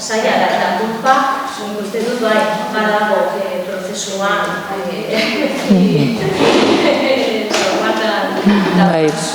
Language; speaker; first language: Basque; non-native, learner; Spanish